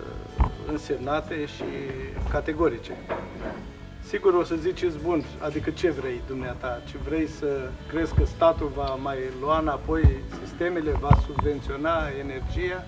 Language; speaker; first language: Romanian; native; Romanian